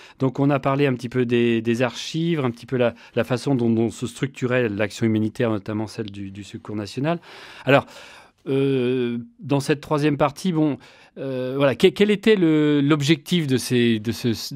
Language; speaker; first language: French; native; French